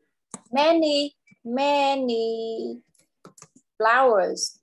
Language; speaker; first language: English; non-native, local second language; Vietnamese